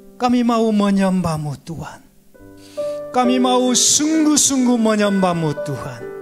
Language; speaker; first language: Indonesian; non-native, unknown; Korean